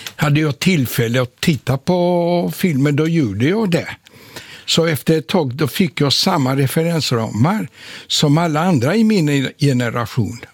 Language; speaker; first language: Swedish; non-native, fluent; Polish